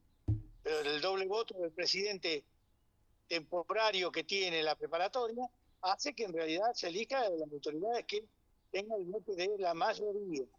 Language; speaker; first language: Spanish; native; Spanish